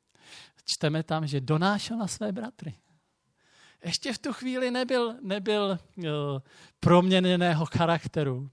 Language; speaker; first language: Czech; native; Czech